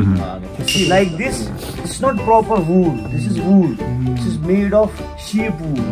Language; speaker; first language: English; non-native, local second language; Kashmiri